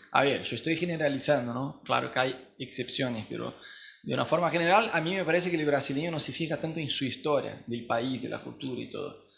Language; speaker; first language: Spanish; non-native, fluent; Portuguese